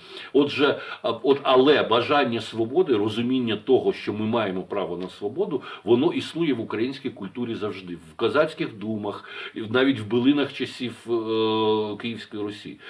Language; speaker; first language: Ukrainian; native; Ukrainian